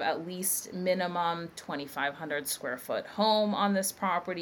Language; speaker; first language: English; native; English